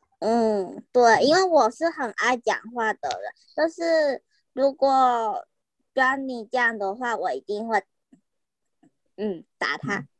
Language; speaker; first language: Chinese; native; Chinese